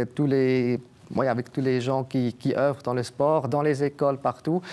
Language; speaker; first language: French; native; French